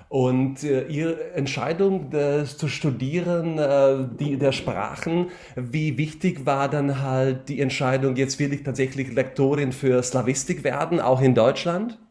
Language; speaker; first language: German; non-native, fluent; Slovak